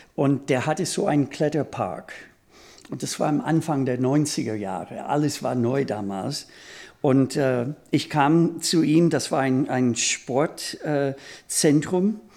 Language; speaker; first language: German; non-native, fluent; English